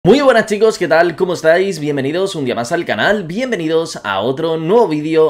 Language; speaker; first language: Spanish; native; Spanish